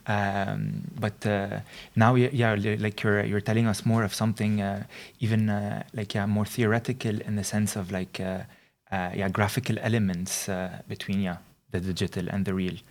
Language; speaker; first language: English; non-native, fluent; Arabic